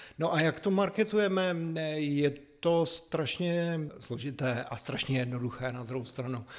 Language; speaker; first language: Czech; native; Czech